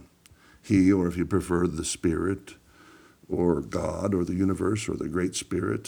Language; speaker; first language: English; native; English